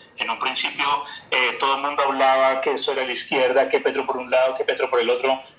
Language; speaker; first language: Spanish; native; Spanish